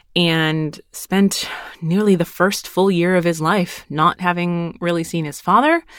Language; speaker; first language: English; early bilingual, other home language; Spanish